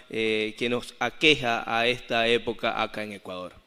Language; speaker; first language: Spanish; native; Spanish